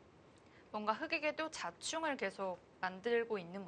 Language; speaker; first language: Korean; native; Korean